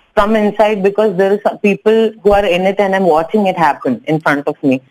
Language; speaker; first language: English; non-native, local second language; Tamil